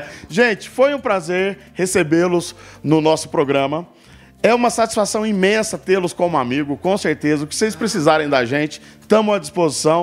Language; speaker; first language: Portuguese; native; Portuguese